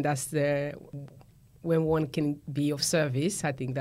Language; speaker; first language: English; non-native, local second language; Krio